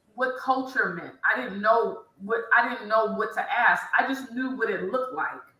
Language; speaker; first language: English; native; English